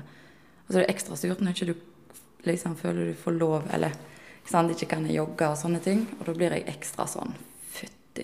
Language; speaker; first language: Norwegian; native; Norwegian